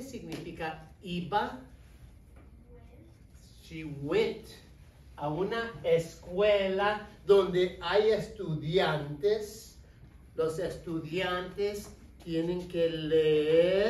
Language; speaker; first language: Spanish; non-native, fluent; English